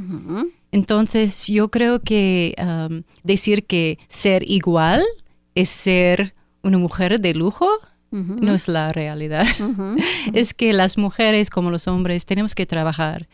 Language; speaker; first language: Spanish; non-native, fluent; English